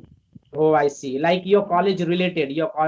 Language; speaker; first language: English; non-native, learner; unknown